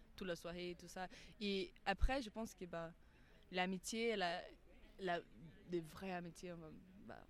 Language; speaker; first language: French; non-native, fluent; Portuguese